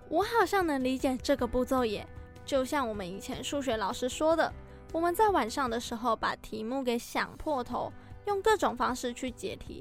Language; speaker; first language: Chinese; native; Chinese